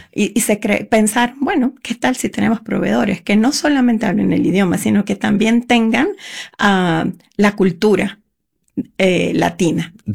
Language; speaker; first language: Spanish; native; Spanish